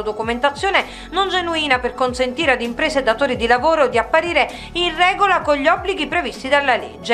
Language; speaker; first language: Italian; native; Italian